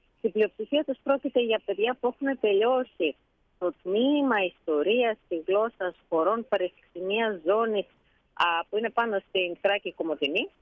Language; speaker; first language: Greek; native; Greek